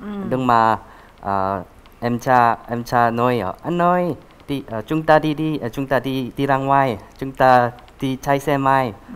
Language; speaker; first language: Vietnamese; non-native, learner; Korean